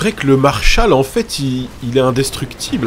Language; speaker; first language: French; native; French